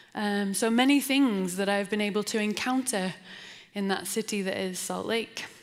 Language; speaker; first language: English; native; English